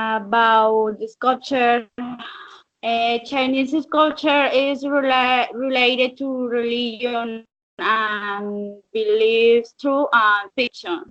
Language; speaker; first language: English; non-native, learner; Spanish